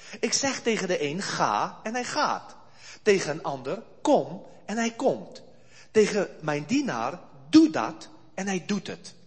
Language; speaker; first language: Dutch; early bilingual, heritage; Dutch